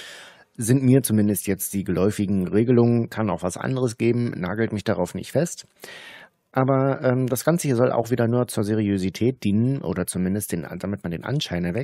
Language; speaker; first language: German; native; German